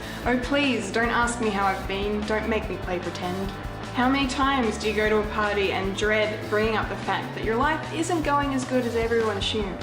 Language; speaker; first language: English; native; English